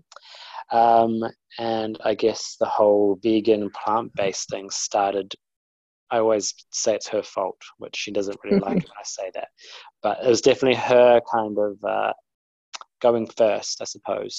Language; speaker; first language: English; native; English